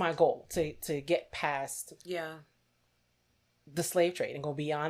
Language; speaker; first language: English; native; English